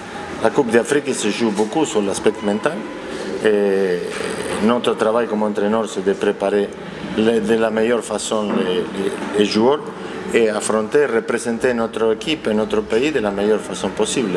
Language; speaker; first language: French; non-native, fluent; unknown